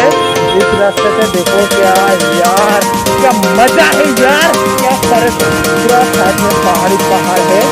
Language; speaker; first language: Hindi; non-native, local second language; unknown